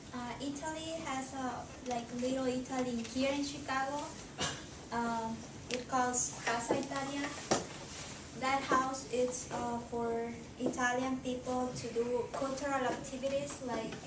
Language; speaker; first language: English; non-native, learner; Spanish